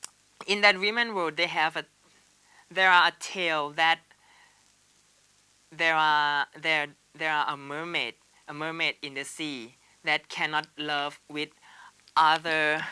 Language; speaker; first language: English; non-native, learner; Thai